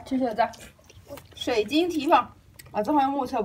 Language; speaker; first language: Chinese; non-native, local second language; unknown